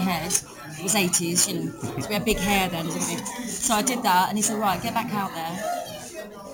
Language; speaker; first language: English; native; English